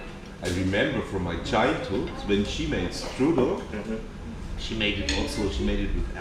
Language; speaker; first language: English; non-native, fluent; German